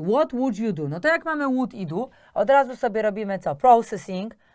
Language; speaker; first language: English; non-native, fluent; Polish